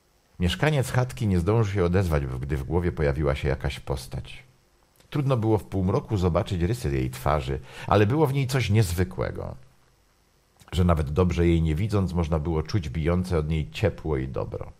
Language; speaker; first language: Polish; native; Polish